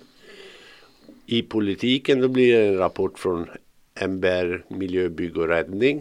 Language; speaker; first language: Swedish; native; Swedish